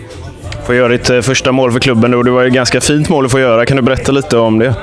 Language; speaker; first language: Swedish; native; Swedish